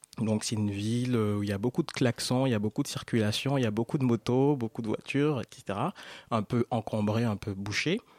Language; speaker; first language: French; non-native, local second language; Fon